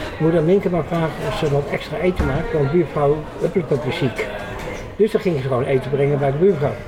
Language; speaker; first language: Dutch; native; Dutch